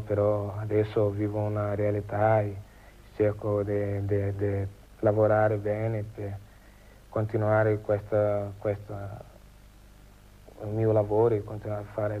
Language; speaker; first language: Italian; non-native, learner; Portuguese